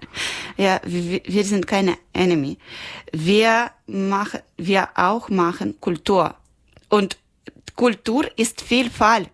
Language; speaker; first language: German; non-native, learner; Ukrainian